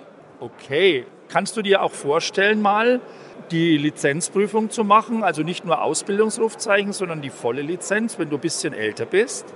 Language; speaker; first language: German; native; German